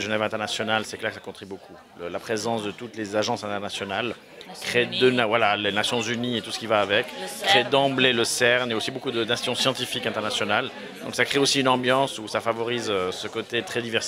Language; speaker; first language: French; native; French